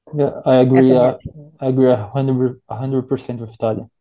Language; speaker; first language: English; non-native, learner; Portuguese